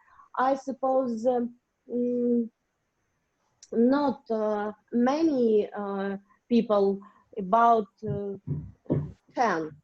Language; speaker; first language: English; non-native, learner; Russian